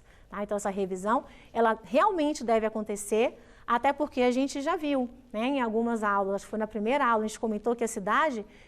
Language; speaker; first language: Portuguese; native; Portuguese